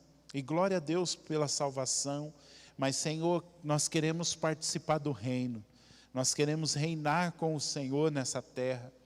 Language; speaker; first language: Portuguese; native; Portuguese